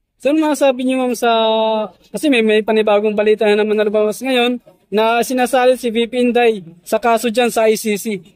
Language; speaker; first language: Filipino; native; Filipino